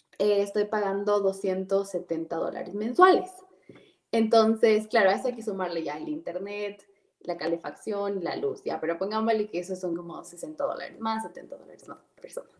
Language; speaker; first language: Spanish; native; Spanish